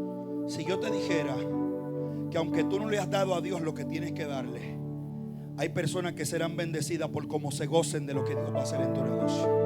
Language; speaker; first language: Spanish; native; Spanish